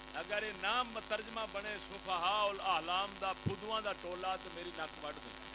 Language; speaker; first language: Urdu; non-native, local second language; Punjabi